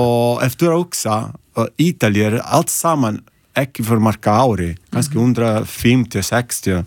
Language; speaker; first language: Icelandic; non-native, learner; Italian